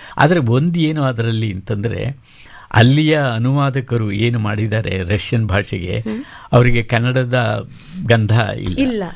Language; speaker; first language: Kannada; native; Kannada